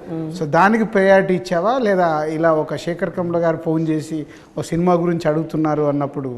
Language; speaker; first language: Telugu; native; Telugu